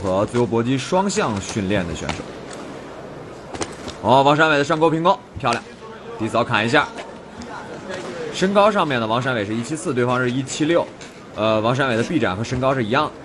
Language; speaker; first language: Chinese; native; Chinese